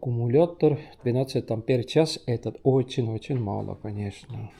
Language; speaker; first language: Russian; non-native, local second language; Estonian